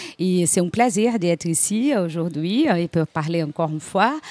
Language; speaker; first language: French; non-native, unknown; Portuguese